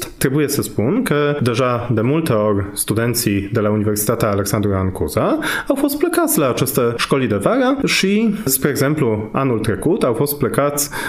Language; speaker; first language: Romanian; non-native, fluent; Polish